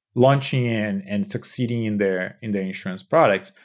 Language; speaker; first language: English; non-native, fluent; Portuguese